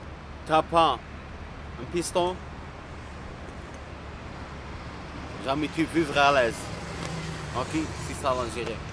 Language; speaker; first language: French; non-native, local second language; Arabic